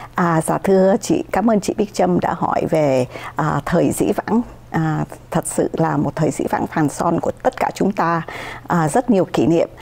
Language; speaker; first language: Vietnamese; native; Vietnamese